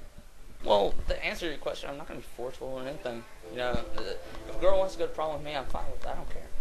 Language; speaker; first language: English; native; English